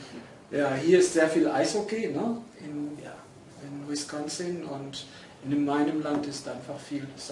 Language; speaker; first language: German; non-native, fluent; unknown